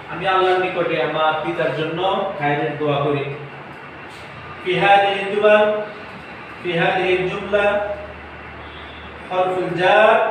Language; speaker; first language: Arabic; non-native, fluent; Bangla